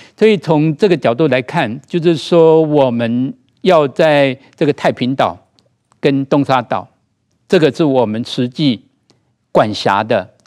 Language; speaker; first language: Chinese; native; Chinese